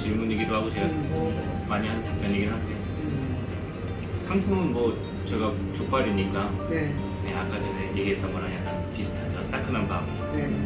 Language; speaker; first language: Korean; native; Korean